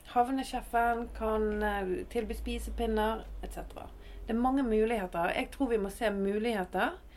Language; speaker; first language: Norwegian; native; Norwegian